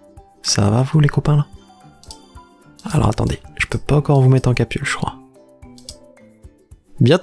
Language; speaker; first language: French; native; French